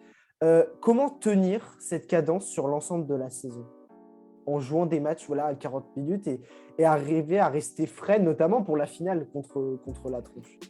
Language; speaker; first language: French; native; French